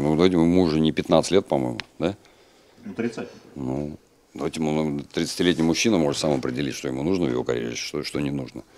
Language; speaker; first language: Russian; native; Russian